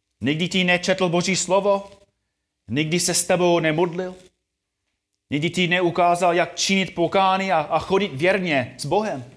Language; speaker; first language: Czech; non-native, fluent; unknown